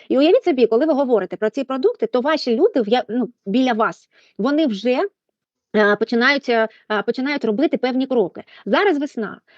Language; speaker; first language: Ukrainian; non-native, local second language; Russian